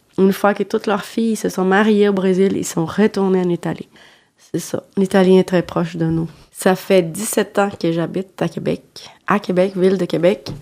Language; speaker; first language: French; non-native, fluent; Portuguese